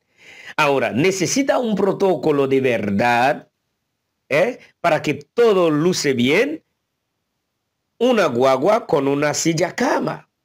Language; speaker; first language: Spanish; non-native, fluent; Haitian Creole